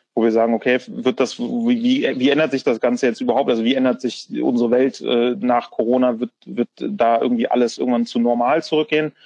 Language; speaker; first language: German; native; German